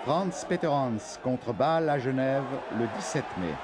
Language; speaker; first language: French; native; French